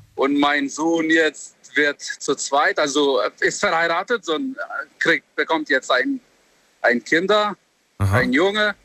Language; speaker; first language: German; non-native, learner; Albanian